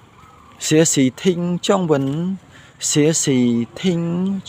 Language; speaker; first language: Chinese; non-native, learner; Khmer